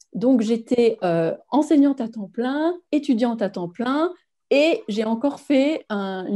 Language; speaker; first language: French; native; French